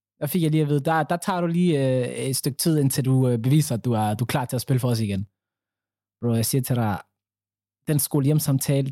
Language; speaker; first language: Danish; early bilingual, other home language; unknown